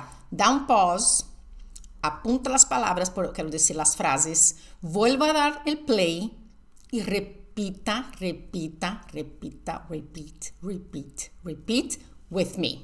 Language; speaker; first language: Spanish; non-native, fluent; Portuguese